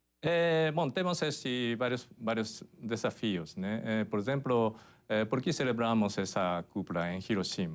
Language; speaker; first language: Portuguese; non-native, fluent; Japanese